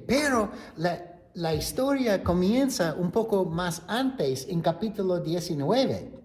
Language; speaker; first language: Spanish; non-native, fluent; English